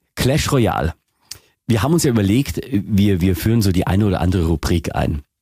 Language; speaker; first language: German; native; German